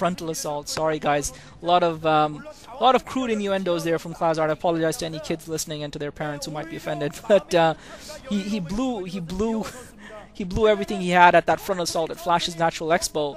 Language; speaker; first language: English; native; English